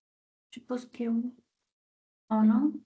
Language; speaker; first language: French; non-native, fluent; Dutch